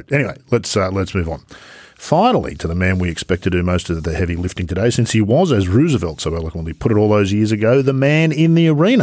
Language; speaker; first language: English; native; English